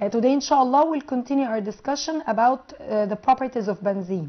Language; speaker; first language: English; non-native, fluent; Arabic